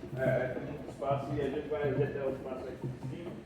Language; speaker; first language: Portuguese; non-native, fluent; English